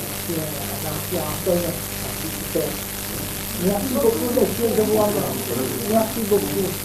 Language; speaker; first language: French; non-native, learner; Khmer